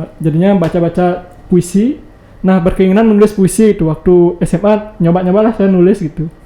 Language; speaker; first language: Indonesian; non-native, local second language; Balinese